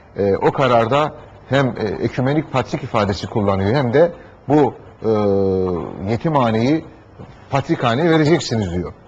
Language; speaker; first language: Turkish; native; Turkish